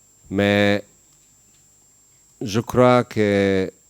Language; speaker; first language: French; non-native, learner; Bosnian